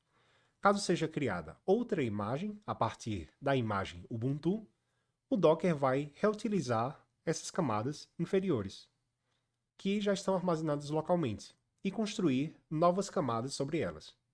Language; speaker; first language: Portuguese; native; Portuguese